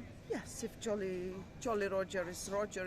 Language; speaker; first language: English; non-native, fluent; Russian